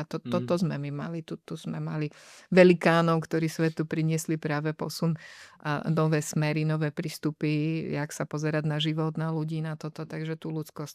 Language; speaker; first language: Slovak; native; Slovak